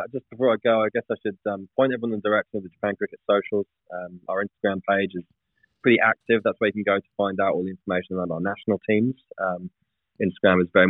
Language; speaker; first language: English; native; English